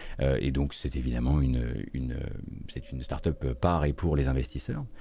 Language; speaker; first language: French; native; French